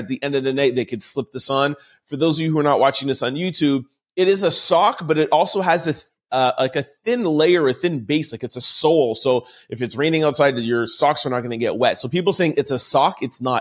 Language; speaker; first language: English; native; English